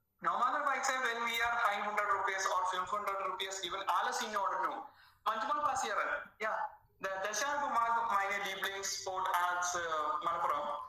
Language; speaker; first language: German; non-native, learner; Malayalam